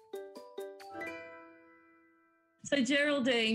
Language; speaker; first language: English; native; English